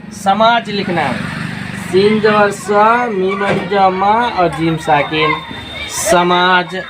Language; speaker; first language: Hindi; native; Hindi